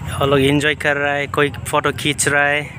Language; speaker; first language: Hindi; non-native, local second language; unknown